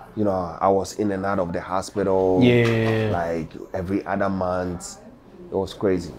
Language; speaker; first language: English; non-native, local second language; Ga